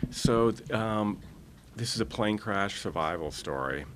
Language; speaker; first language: English; native; English